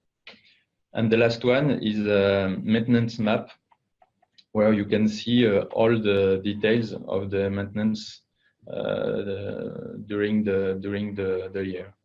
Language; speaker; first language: English; non-native, fluent; French